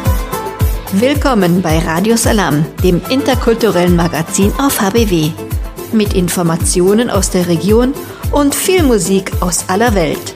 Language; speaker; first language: German; native; German